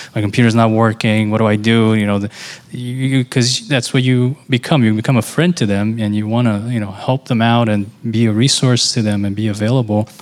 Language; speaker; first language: English; non-native, fluent; Portuguese